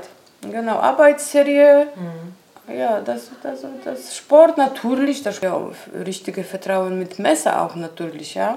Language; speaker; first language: German; non-native, learner; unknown